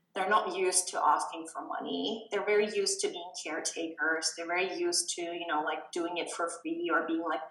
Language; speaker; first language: English; non-native, fluent; German